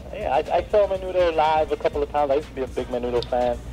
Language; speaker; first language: English; native; English